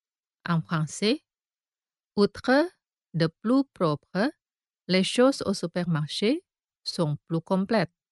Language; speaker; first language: French; non-native, fluent; Indonesian